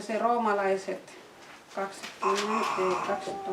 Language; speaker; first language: Finnish; non-native, fluent; Swahili